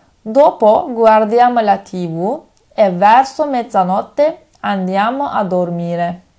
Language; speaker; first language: Italian; non-native, fluent; Turkish